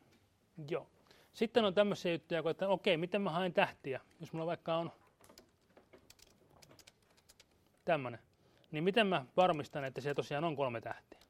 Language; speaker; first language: Finnish; native; Finnish